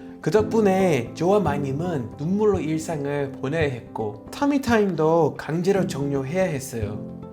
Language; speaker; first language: Korean; native; Korean